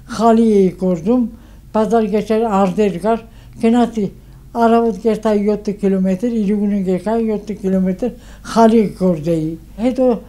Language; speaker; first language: Armenian; native; Armenian